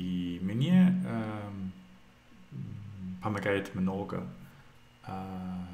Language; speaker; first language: Russian; non-native, learner; English